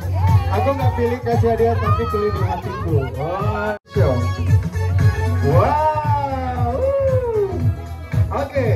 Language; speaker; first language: Indonesian; native; Indonesian